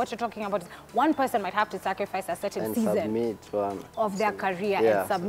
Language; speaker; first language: English; non-native, local second language; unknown